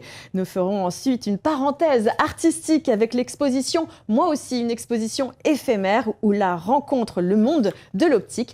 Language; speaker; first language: French; native; French